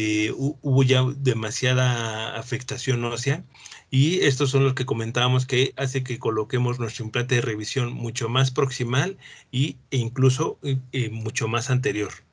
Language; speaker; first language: Spanish; native; Spanish